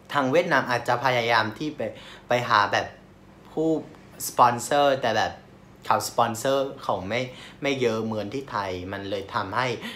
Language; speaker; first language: Thai; non-native, fluent; Vietnamese